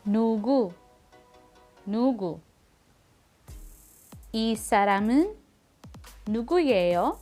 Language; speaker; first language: Korean; non-native, learner; Filipino